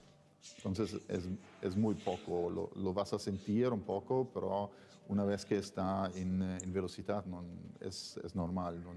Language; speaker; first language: Spanish; non-native, fluent; Italian